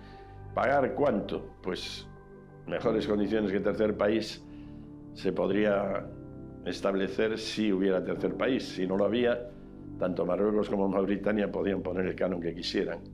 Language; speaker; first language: Spanish; native; Spanish